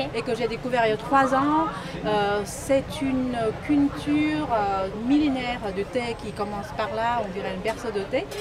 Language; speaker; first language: French; non-native, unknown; Vietnamese